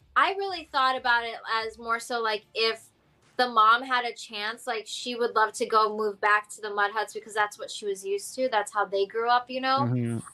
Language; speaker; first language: English; early bilingual, other home language; Hindi